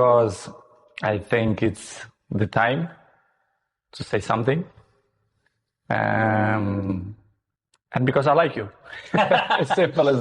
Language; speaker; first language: English; non-native, fluent; Portuguese